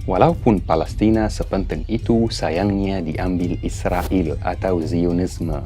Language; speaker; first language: Indonesian; non-native, fluent; Arabic